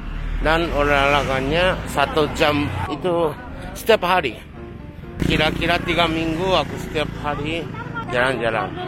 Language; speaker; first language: Indonesian; non-native, learner; Japanese